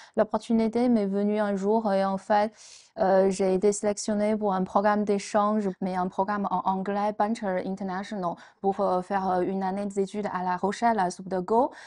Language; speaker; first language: French; non-native, fluent; Chinese